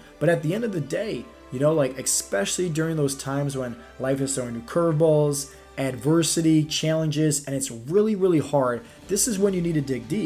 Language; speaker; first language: English; native; English